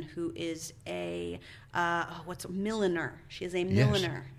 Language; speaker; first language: English; native; English